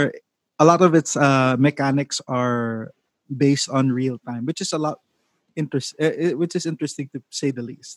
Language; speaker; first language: English; non-native, local second language; Cebuano